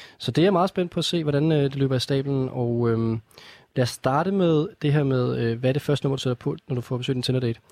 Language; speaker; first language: Danish; native; Danish